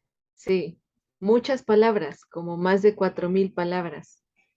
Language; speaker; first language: Spanish; native; Spanish